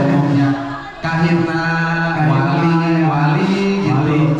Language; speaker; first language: Indonesian; native; Indonesian